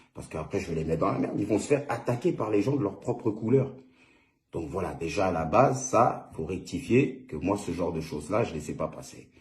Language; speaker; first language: French; early bilingual, other home language; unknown